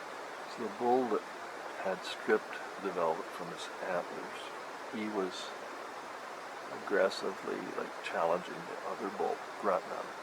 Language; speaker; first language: English; native; English